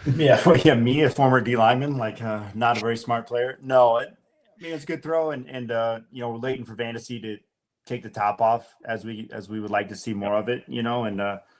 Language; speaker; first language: English; native; English